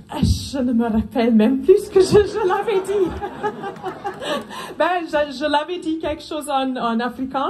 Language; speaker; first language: French; non-native, fluent; Afrikaans